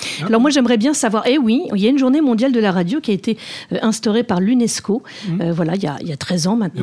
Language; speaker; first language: French; native; French